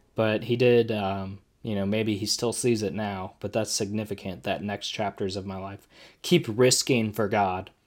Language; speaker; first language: English; native; English